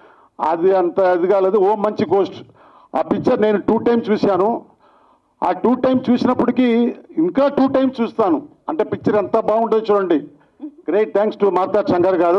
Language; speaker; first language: Telugu; native; Telugu